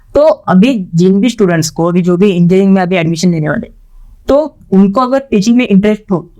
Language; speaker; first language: Hindi; non-native, local second language; Marathi